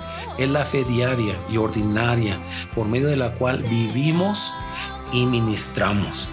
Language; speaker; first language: Spanish; native; Spanish